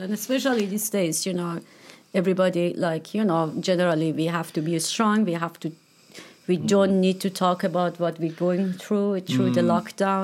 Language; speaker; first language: English; non-native, fluent; Persian